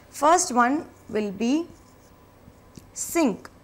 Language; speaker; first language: English; non-native, local second language; Tamil